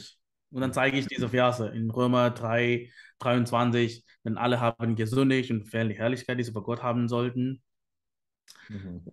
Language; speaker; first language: German; non-native, fluent; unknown